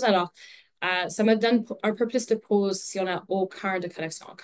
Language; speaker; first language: French; non-native, local second language; English